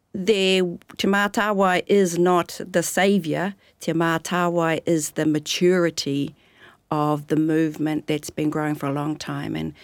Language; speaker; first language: English; native; English